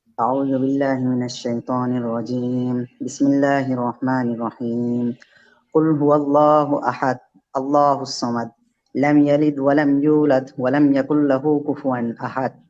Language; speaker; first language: Hindi; non-native, learner; Bangla